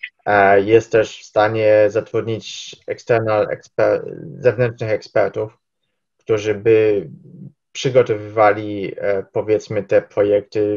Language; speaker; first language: Polish; early bilingual, heritage; Polish